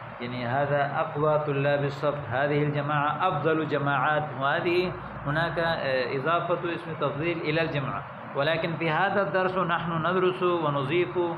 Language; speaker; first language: Arabic; non-native, fluent; Urdu